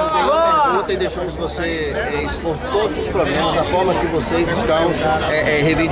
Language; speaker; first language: Portuguese; native; Portuguese